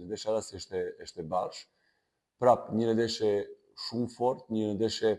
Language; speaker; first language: Albanian; non-native, fluent; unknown